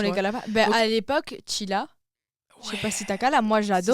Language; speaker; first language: French; native; French